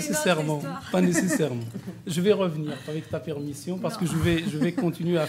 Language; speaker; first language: French; non-native, local second language; Arabic